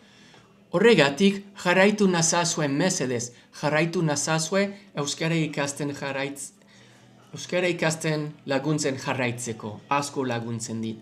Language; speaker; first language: Basque; non-native, learner; English